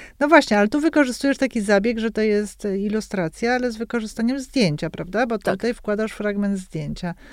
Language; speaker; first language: Polish; native; Polish